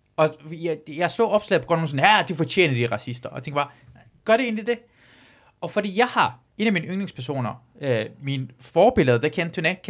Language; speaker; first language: Danish; early bilingual, other home language; Persian